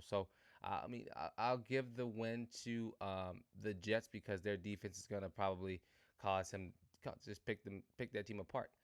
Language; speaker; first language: English; native; English